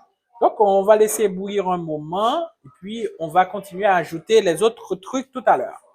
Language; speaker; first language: French; non-native, local second language; Haitian Creole